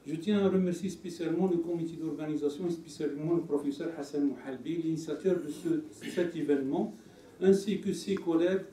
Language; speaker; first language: French; non-native, local second language; Arabic